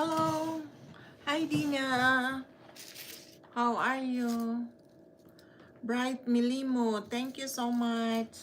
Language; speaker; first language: English; non-native, learner; Filipino